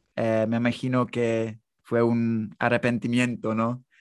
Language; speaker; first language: Spanish; non-native, fluent; English